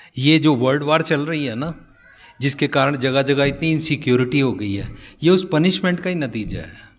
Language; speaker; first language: Hindi; non-native, local second language; Punjabi